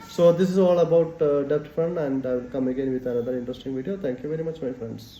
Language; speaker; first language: English; non-native, local second language; Malayalam